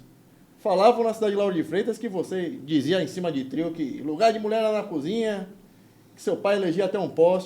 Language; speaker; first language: Portuguese; native; Portuguese